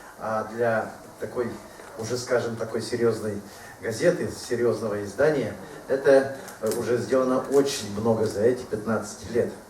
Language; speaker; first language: Russian; non-native, local second language; Udmurt